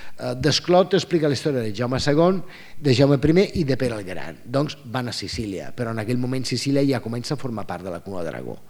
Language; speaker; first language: Catalan; non-native, fluent; Italian